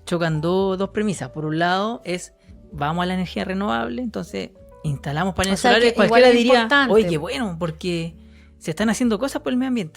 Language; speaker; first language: Spanish; native; Spanish